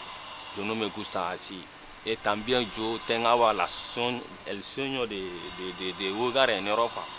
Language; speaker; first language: Spanish; non-native, learner; Bambara